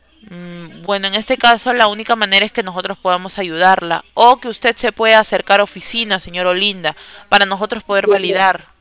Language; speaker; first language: Spanish; native; Spanish